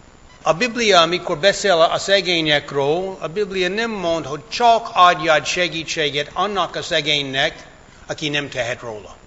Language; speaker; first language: Hungarian; non-native, fluent; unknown